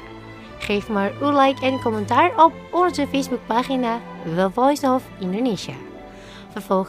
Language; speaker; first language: Dutch; non-native, fluent; Indonesian